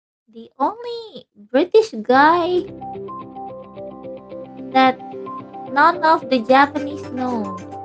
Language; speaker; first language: English; non-native, fluent; Indonesian